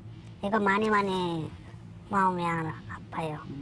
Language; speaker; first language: Korean; non-native, learner; Bangla